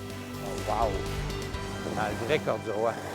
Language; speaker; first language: French; native; French